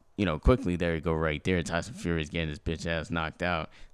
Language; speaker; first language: English; native; English